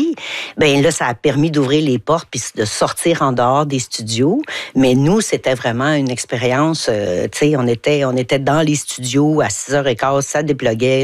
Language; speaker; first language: French; native; French